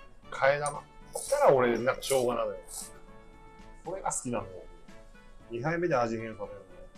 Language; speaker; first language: Japanese; native; Japanese